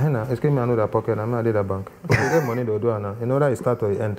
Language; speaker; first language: French; non-native, local second language; English